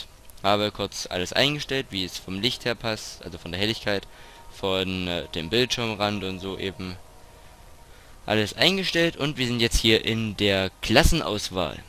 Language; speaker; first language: German; native; German